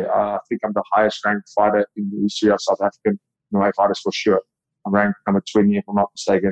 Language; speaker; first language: English; non-native, local second language; Afrikaans